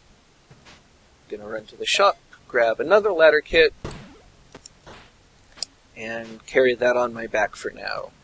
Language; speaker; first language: English; native; English